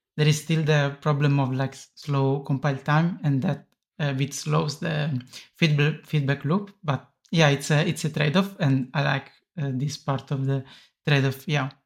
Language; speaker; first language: English; non-native, fluent; Italian